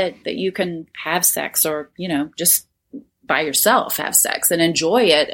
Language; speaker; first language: English; native; English